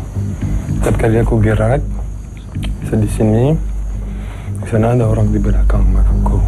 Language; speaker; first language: Indonesian; non-native, fluent; English